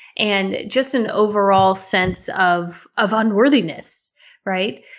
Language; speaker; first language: English; native; English